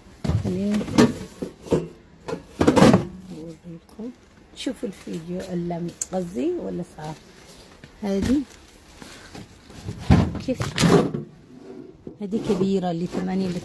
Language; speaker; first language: Arabic; native; Arabic